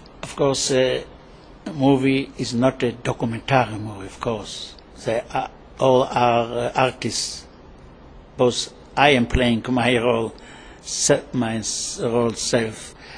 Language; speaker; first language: English; non-native, learner; German